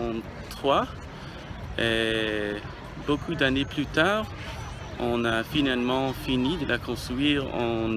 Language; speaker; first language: French; non-native, learner; English